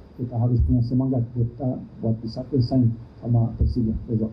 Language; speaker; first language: Indonesian; non-native, fluent; Thai